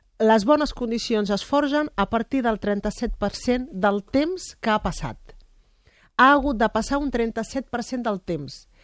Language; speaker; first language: Catalan; native; Catalan